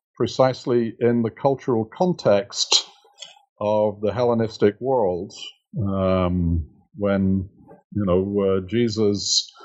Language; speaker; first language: English; native; English